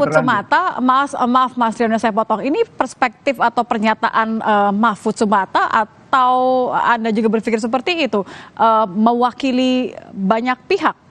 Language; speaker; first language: Indonesian; native; Indonesian